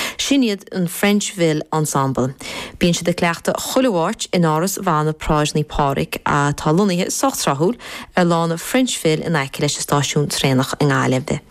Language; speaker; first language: Irish; native; Irish